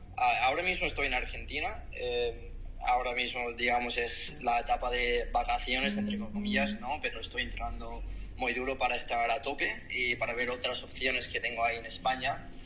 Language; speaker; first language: Spanish; non-native, fluent; Korean